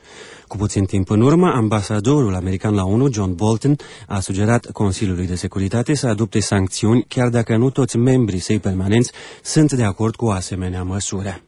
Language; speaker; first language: Romanian; native; Romanian